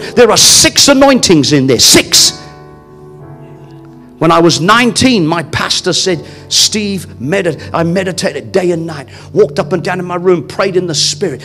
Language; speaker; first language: English; native; English